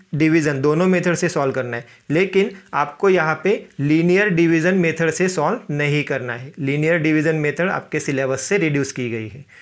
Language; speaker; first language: Hindi; non-native, local second language; Marathi